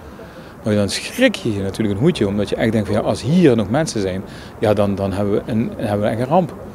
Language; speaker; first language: Dutch; native; Dutch